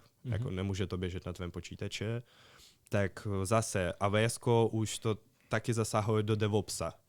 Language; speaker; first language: Czech; non-native, fluent; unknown